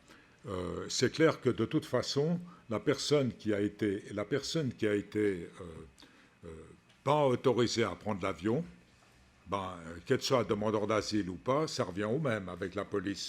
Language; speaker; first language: French; native; French